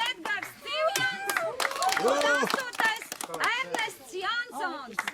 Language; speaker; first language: Latvian; native; Latvian